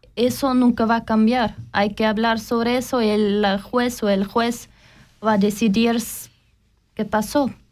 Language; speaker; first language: Spanish; non-native, learner; German